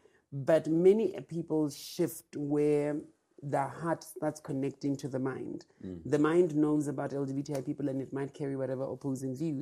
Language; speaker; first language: English; non-native, local second language; Tswana